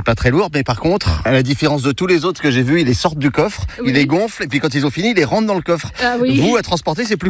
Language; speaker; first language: French; native; French